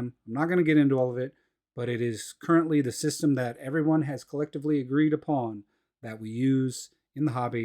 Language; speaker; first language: English; native; English